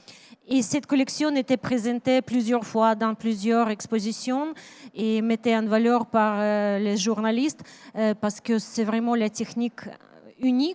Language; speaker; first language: French; non-native, learner; Ukrainian